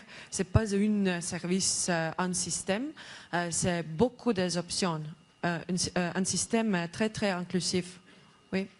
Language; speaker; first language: French; non-native, learner; Estonian